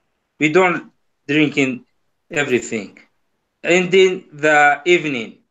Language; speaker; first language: English; non-native, learner; Kurdish